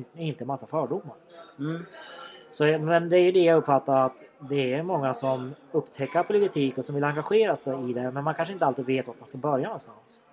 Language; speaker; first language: Swedish; native; Swedish